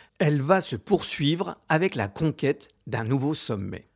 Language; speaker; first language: French; native; French